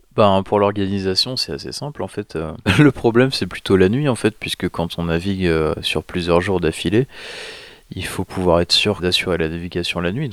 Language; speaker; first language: French; native; French